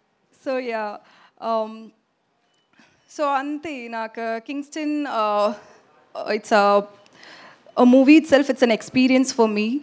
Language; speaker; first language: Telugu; non-native, learner; Tamil